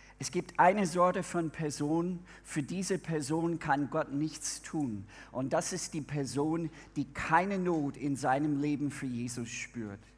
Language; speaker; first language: German; non-native, fluent; English